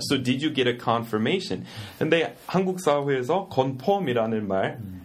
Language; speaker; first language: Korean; non-native, fluent; English